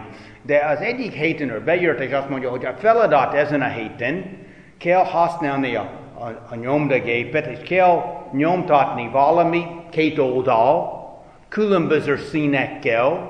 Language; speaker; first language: Hungarian; non-native, fluent; English